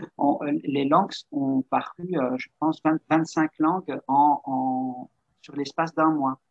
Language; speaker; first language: French; native; French